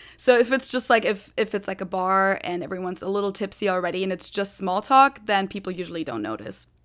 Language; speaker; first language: English; non-native, fluent; German